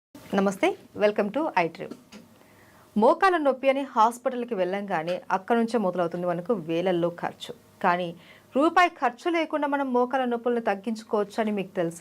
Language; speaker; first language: Telugu; native; Telugu